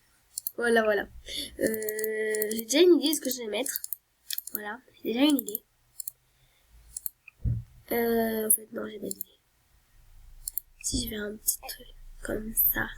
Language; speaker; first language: French; native; French